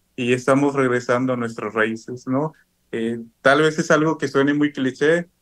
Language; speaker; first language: Spanish; non-native, local second language; Zapotec